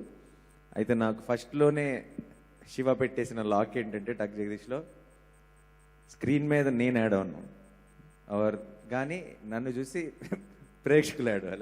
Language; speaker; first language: Telugu; native; Telugu